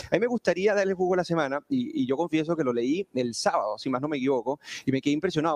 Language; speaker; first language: Spanish; native; Spanish